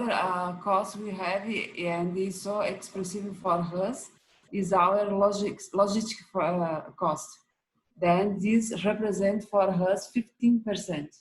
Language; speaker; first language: English; non-native, learner; Portuguese